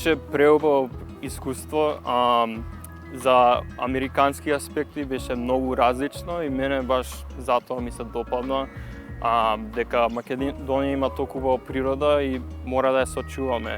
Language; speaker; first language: Macedonian; early bilingual, heritage; Macedonian